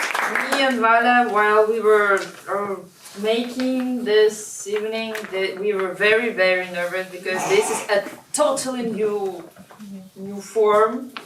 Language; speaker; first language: English; non-native, learner; Russian